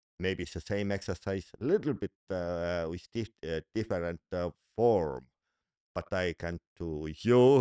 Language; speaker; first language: English; non-native, learner; Estonian